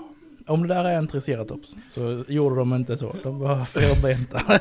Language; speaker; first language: Swedish; native; Swedish